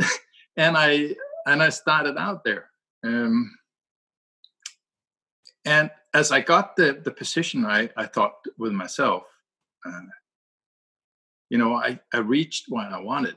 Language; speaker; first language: English; non-native, fluent; Danish